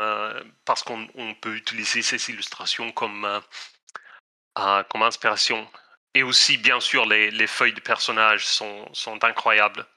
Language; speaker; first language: French; non-native, fluent; Swedish